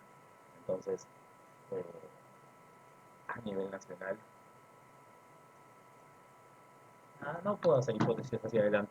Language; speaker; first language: Spanish; native; Spanish